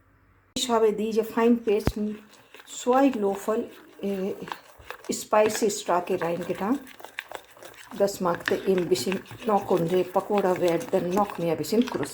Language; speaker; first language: German; non-native, learner; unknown